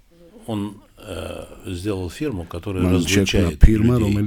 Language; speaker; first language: Russian; non-native, fluent; Romanian